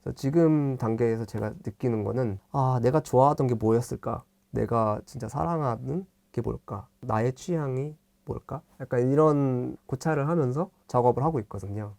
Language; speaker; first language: Korean; native; Korean